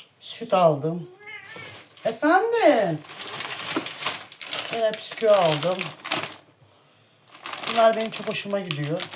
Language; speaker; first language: Turkish; native; Turkish